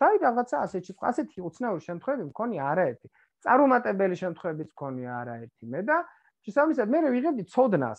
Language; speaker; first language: Georgian; native; Georgian